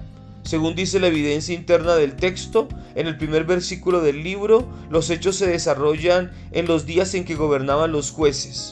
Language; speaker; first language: Spanish; native; Spanish